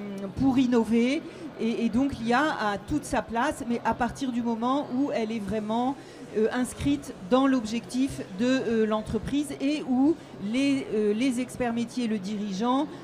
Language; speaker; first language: French; native; French